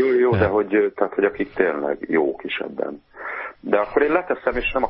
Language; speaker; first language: Hungarian; native; Hungarian